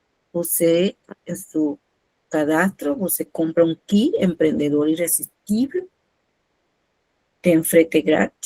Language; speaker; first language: Portuguese; non-native, fluent; Spanish